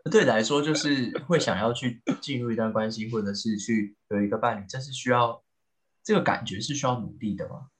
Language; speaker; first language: Chinese; native; Chinese